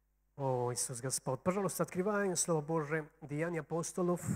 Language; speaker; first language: Russian; native; Russian